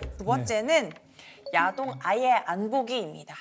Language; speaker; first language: Korean; native; Korean